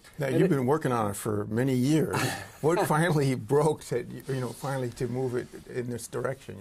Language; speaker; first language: English; native; English